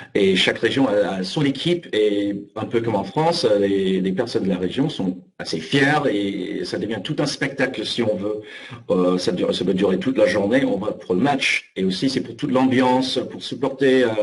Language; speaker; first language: French; non-native, fluent; English